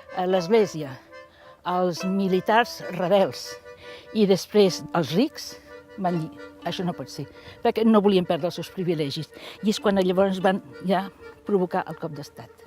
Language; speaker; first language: Catalan; native; Catalan